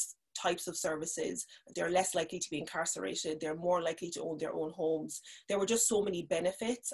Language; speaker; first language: English; native; English